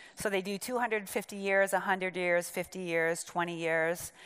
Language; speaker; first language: English; native; English